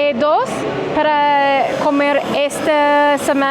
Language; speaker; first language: Spanish; non-native, learner; English